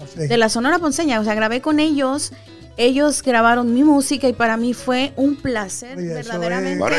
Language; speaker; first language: Spanish; native; Spanish